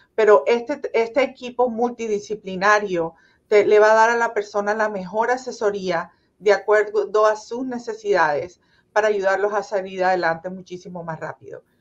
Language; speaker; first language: Spanish; native; Spanish